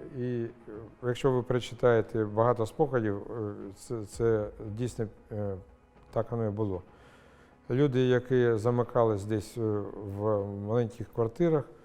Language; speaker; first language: Ukrainian; non-native, local second language; Russian